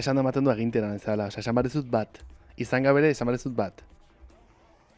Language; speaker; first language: Basque; native; Basque